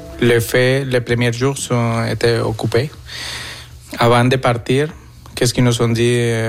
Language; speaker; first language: French; non-native, fluent; Spanish